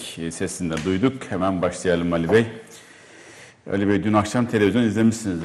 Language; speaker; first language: Turkish; native; Turkish